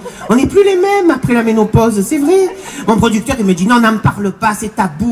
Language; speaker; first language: French; native; French